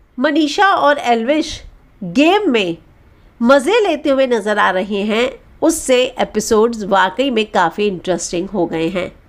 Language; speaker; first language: Hindi; native; Hindi